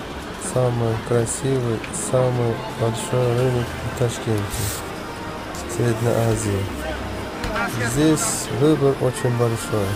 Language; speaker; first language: Russian; non-native, local second language; Uzbek